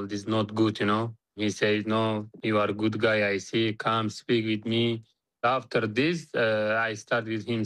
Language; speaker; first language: English; non-native, learner; Uzbek